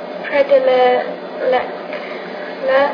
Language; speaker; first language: French; non-native, learner; English